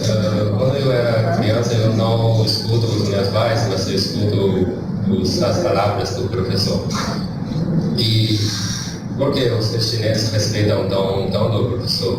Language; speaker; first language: Portuguese; non-native, learner; Chinese